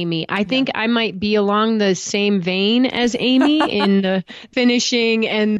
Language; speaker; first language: English; native; English